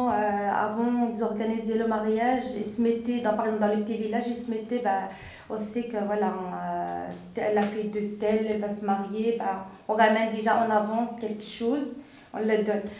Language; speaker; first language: French; non-native, local second language; Arabic